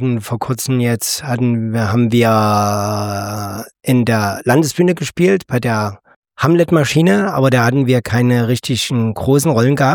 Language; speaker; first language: German; native; German